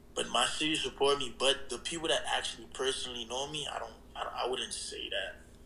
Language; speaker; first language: English; early bilingual, other home language; Haitian Creole